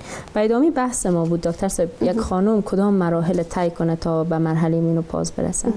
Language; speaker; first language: Persian; native; Persian